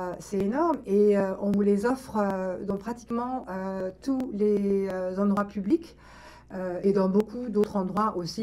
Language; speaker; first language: French; native; French